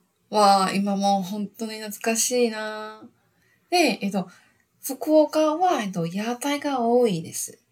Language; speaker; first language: Japanese; non-native, fluent; Chinese